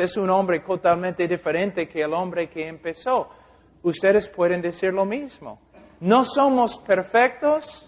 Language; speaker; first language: Spanish; non-native, fluent; English